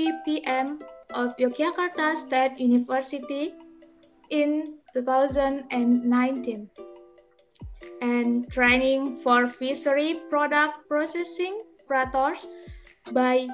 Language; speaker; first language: English; non-native, learner; Indonesian